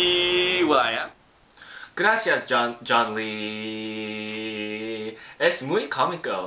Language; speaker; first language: Spanish; non-native, learner; English